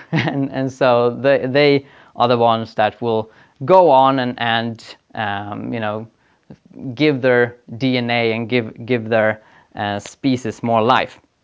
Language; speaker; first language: English; non-native, fluent; Swedish